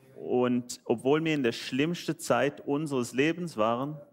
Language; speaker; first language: German; native; German